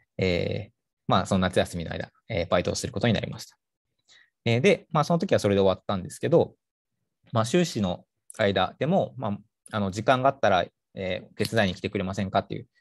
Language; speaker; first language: Japanese; native; Japanese